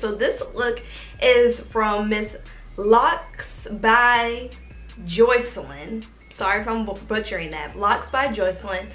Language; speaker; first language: English; native; English